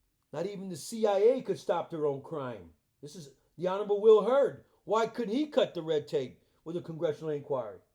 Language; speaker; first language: English; native; English